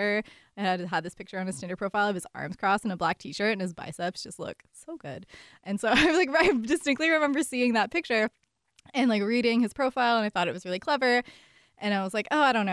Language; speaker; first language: English; native; English